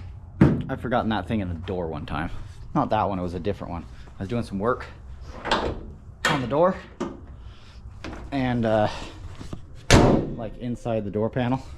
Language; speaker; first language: English; native; English